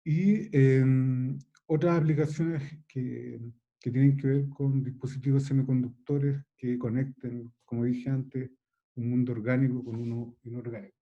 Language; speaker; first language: Spanish; native; Spanish